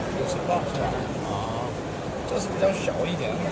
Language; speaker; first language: Chinese; non-native, fluent; Korean